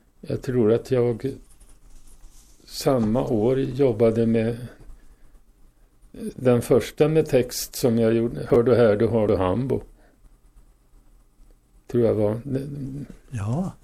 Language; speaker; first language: Swedish; native; Swedish